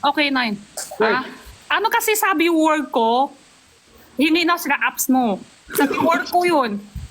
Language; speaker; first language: Filipino; non-native, learner; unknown